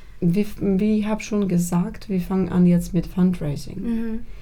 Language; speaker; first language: German; non-native, fluent; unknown